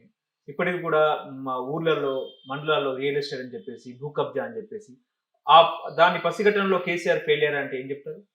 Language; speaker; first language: Telugu; native; Telugu